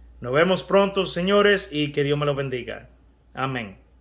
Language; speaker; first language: Spanish; early bilingual, heritage; Spanish